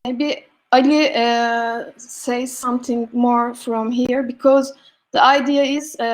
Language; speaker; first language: English; non-native, learner; Turkish